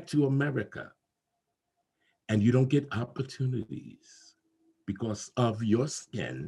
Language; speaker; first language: English; native; English